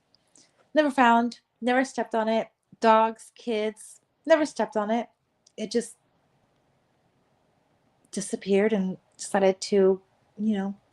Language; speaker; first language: English; native; English